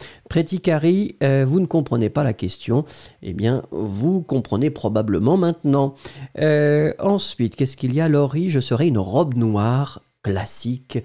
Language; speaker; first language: French; native; French